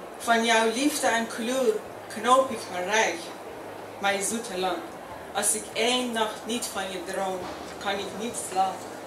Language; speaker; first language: Dutch; non-native, fluent; Persian